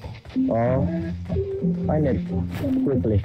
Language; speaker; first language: English; non-native, learner; Indonesian